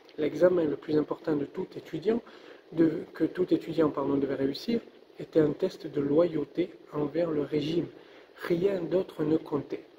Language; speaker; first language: French; native; French